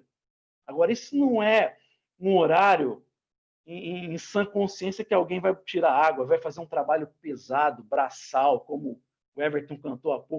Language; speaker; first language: Portuguese; native; Portuguese